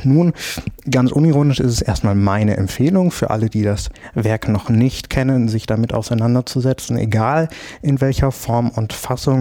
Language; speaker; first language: German; native; German